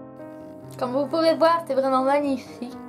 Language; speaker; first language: French; native; French